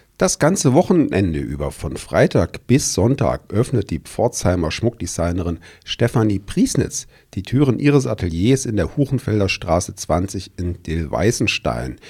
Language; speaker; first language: German; native; German